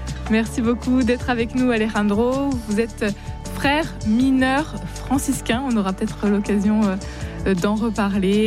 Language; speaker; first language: French; native; French